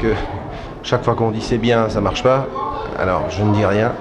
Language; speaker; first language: French; native; French